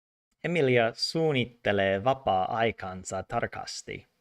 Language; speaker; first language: Finnish; non-native, learner; English